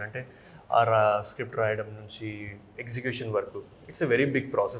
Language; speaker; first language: Telugu; non-native, fluent; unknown